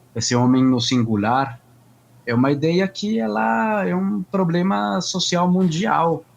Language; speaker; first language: Portuguese; non-native, fluent; Spanish